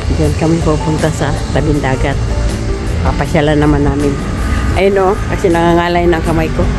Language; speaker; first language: Filipino; native; Filipino